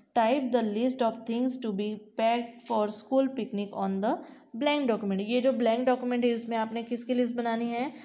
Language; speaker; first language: Hindi; non-native, local second language; Gujarati